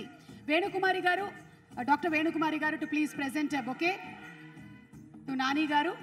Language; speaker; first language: Telugu; native; Telugu